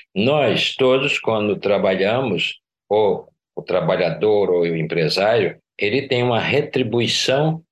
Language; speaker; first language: Portuguese; native; Portuguese